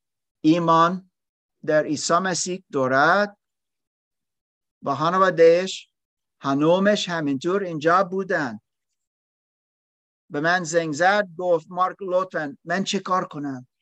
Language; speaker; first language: Persian; non-native, learner; English